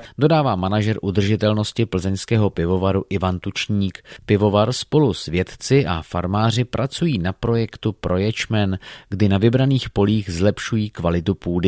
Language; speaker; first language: Czech; native; Czech